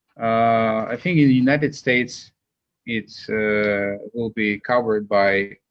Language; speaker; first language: English; non-native, fluent; Russian